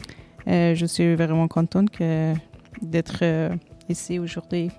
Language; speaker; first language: French; non-native, learner; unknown